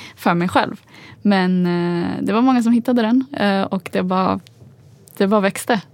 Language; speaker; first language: Swedish; early bilingual, other home language; Arabic